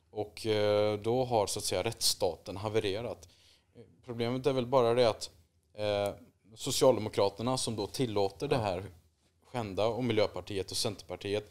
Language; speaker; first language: Swedish; native; Swedish